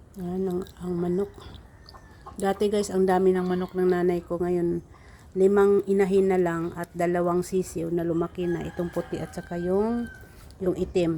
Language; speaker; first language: Filipino; non-native, local second language; Cebuano